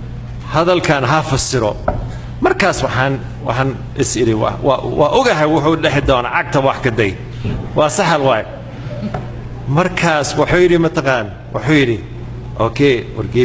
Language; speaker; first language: Somali; non-native, fluent; English